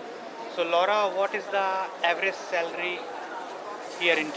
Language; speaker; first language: English; non-native, local second language; Hindi